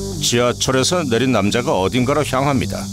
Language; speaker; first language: Korean; native; Korean